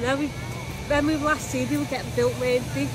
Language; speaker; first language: English; native; English